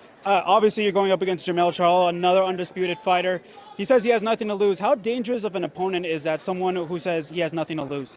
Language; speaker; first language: English; early bilingual, other home language; Spanish